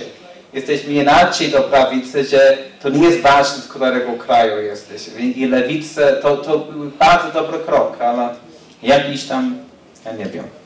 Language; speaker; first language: Polish; non-native, fluent; English